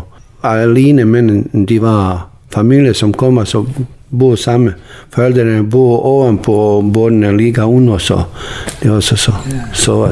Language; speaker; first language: Danish; non-native, learner; Bosnian